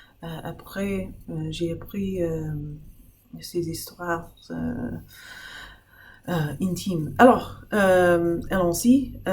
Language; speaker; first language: French; non-native, fluent; English